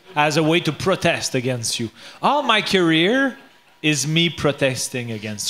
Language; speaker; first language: English; non-native, learner; French